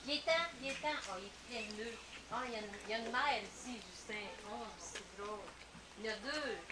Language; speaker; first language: French; native; French